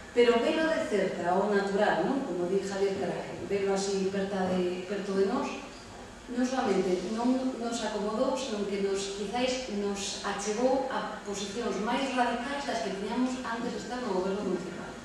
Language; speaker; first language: Galician; native; Galician